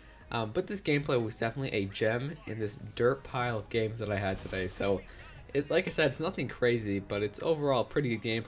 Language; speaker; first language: English; native; English